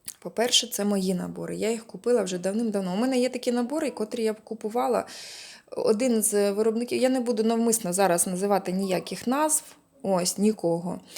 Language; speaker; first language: Ukrainian; non-native, local second language; Russian